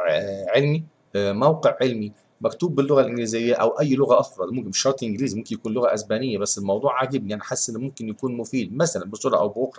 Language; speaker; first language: Arabic; native; Arabic